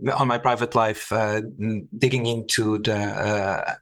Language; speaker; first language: English; non-native, fluent; Portuguese